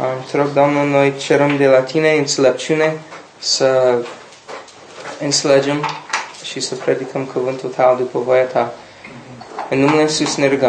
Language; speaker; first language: Romanian; non-native, learner; English